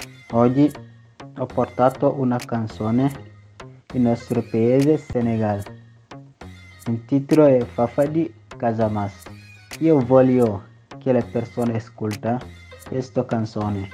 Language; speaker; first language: Italian; non-native, learner; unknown